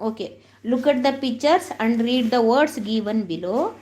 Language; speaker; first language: English; non-native, local second language; Kannada